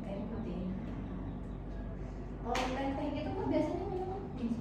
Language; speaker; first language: Indonesian; native; Indonesian